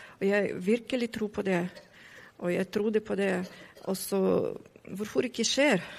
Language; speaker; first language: Norwegian; non-native, learner; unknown